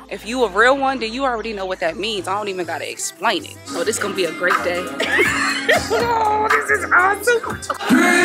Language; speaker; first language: English; native; English